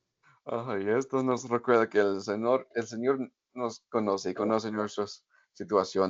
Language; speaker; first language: Spanish; non-native, fluent; English